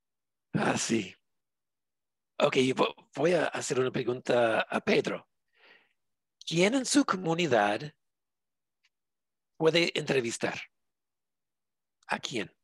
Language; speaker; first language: Spanish; non-native, fluent; English